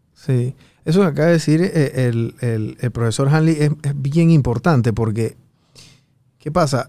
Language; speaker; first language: Spanish; native; Spanish